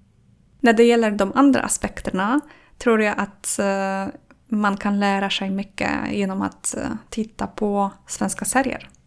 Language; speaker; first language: Swedish; non-native, fluent; Polish